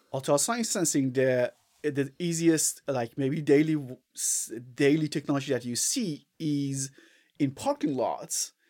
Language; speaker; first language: English; non-native, fluent; Persian